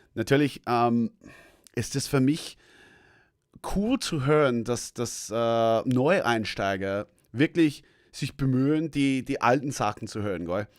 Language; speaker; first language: German; non-native, fluent; English